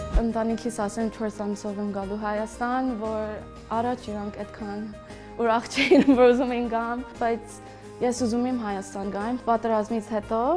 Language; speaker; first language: Armenian; early bilingual, heritage; Armenian